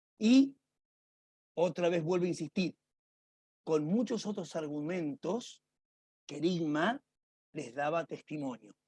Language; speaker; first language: Spanish; native; Spanish